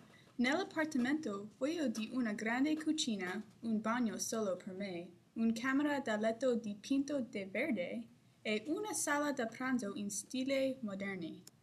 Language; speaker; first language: Italian; non-native, learner; English